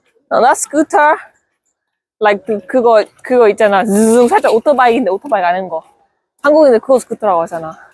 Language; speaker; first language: Korean; non-native, fluent; English